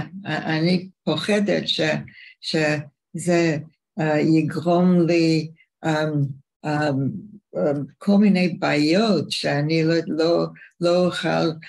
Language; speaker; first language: Hebrew; non-native, fluent; English